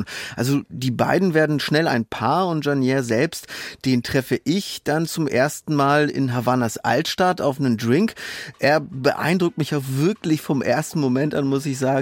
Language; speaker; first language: German; native; German